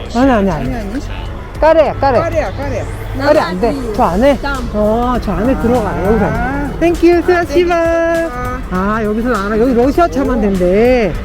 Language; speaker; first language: Korean; native; Korean